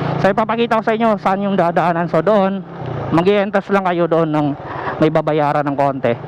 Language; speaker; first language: Filipino; non-native, local second language; Cebuano